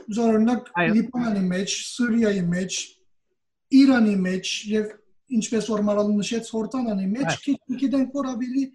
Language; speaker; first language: Armenian; early bilingual, heritage; Armenian